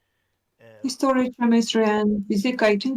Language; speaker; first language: English; non-native, learner; Hungarian